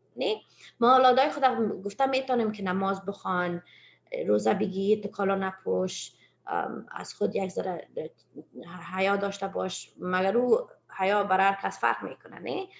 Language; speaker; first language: Persian; early bilingual, heritage; Persian